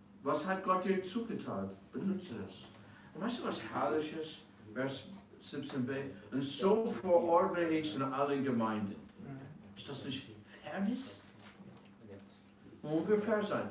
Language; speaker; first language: German; non-native, fluent; English